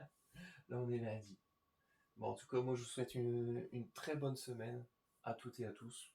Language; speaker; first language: French; native; French